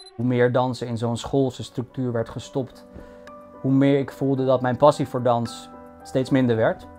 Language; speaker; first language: Dutch; early bilingual, other home language; Bosnian